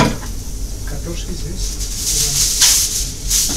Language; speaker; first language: Russian; non-native, fluent; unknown